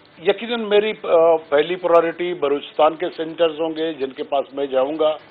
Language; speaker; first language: Urdu; non-native, local second language; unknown